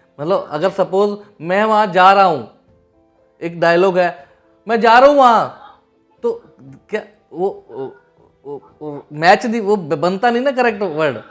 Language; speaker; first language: Hindi; native; Hindi